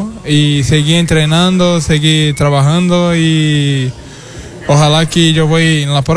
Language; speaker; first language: Spanish; non-native, learner; Portuguese